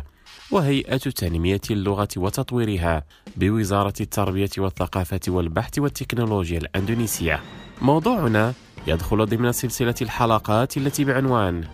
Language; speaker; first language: Arabic; non-native, fluent; Indonesian